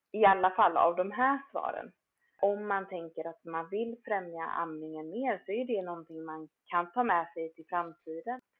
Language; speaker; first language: Swedish; native; Swedish